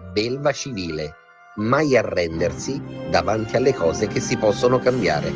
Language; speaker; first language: Italian; native; Italian